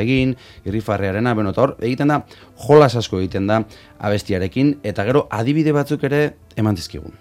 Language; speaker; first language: Basque; native; Basque